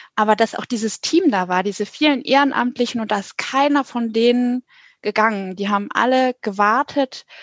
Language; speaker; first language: German; native; German